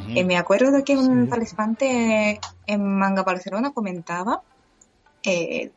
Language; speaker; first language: Spanish; non-native, fluent; Japanese